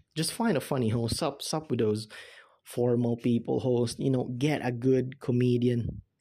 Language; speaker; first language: English; non-native, local second language; Cebuano